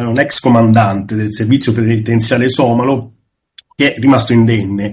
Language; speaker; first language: Italian; native; Italian